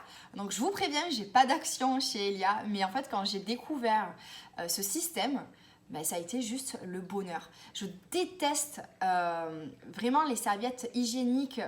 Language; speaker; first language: French; native; French